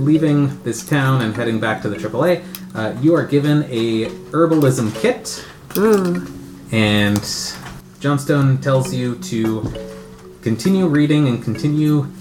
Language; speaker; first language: English; native; English